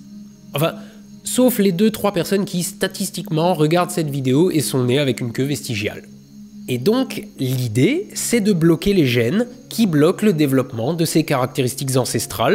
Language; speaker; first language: French; native; French